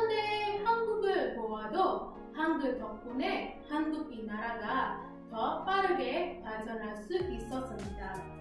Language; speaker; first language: Korean; non-native, learner; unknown